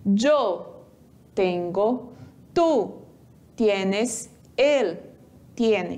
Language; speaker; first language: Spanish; non-native, fluent; Portuguese